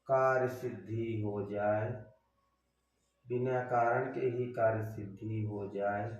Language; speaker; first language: Hindi; native; Hindi